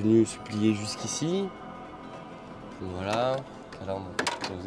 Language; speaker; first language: French; native; French